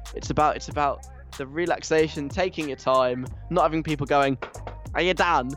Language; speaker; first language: English; native; English